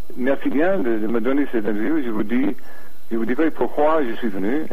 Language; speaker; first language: French; non-native, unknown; English